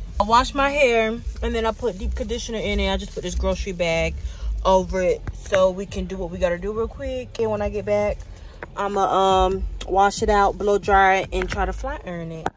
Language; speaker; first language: English; native; English